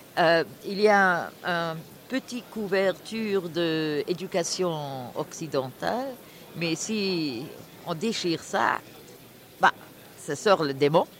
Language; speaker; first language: French; non-native, fluent; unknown